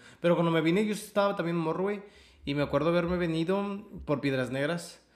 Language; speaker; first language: Spanish; early bilingual, other home language; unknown